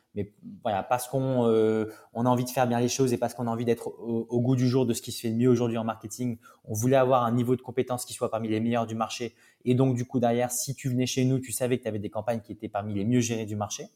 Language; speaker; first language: French; native; French